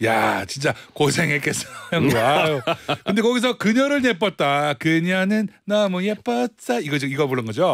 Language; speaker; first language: Korean; native; Korean